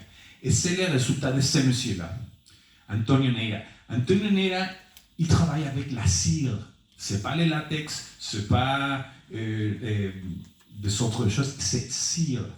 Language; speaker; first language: French; non-native, fluent; Spanish